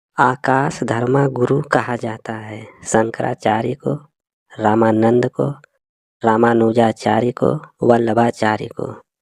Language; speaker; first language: Hindi; native; Hindi